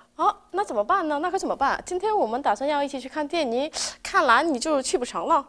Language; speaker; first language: Chinese; non-native, fluent; Korean